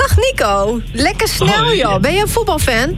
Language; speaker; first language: Dutch; native; Dutch